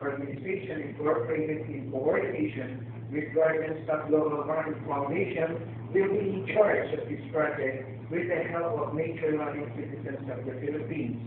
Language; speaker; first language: English; non-native, local second language; Filipino